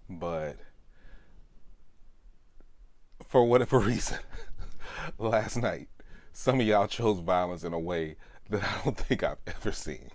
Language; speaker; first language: English; native; English